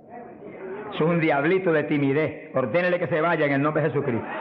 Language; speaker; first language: Spanish; native; Spanish